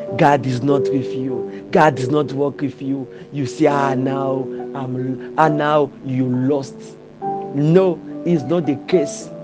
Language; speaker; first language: English; non-native, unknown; Lingala